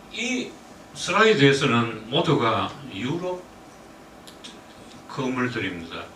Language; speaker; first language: Korean; native; Korean